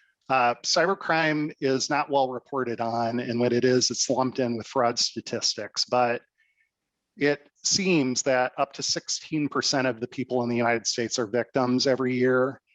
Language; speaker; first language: English; native; English